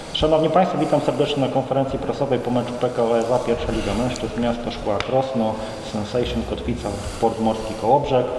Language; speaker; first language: Polish; native; Polish